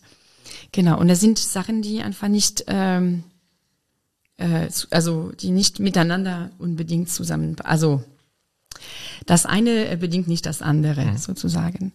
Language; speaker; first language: German; non-native, fluent; French